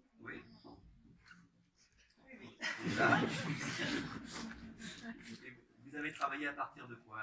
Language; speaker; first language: French; native; French